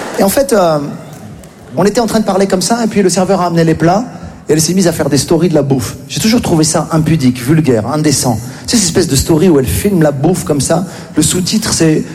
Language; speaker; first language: French; native; French